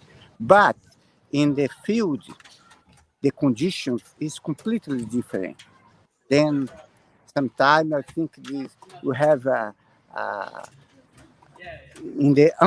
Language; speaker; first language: English; non-native, learner; Portuguese